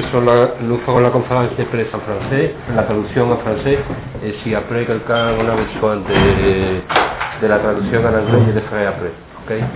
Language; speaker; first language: French; non-native, fluent; Spanish